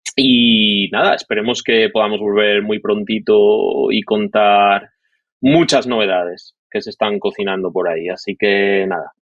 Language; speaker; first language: Spanish; native; Spanish